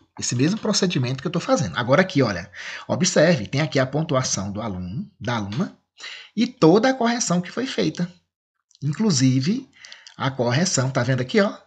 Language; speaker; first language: Portuguese; native; Portuguese